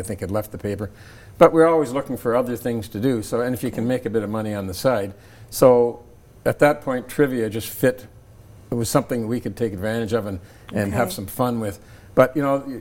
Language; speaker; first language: English; native; English